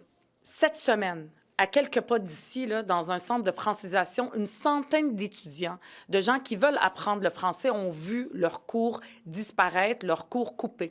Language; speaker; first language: French; early bilingual, other home language; Arabic